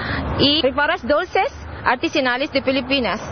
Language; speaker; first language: Spanish; non-native, learner; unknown